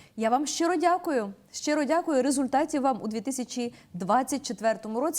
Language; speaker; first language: Ukrainian; native; Ukrainian